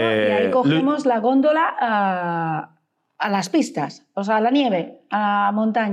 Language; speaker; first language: Spanish; native; Spanish